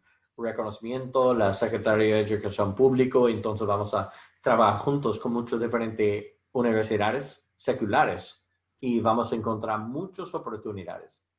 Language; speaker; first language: Spanish; non-native, learner; English